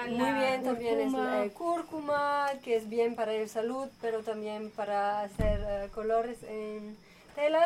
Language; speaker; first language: Spanish; non-native, learner; German